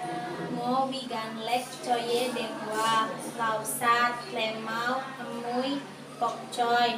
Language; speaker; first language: Cantonese; non-native, learner; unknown